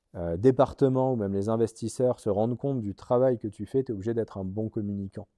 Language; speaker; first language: French; native; French